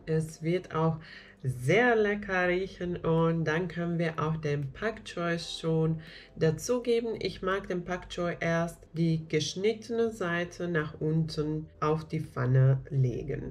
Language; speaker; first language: German; non-native, fluent; Finnish